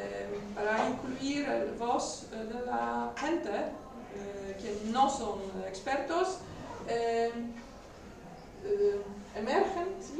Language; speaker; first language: Spanish; non-native, learner; Polish